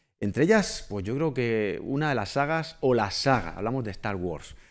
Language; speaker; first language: Spanish; native; Spanish